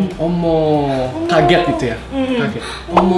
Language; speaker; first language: Indonesian; native; Indonesian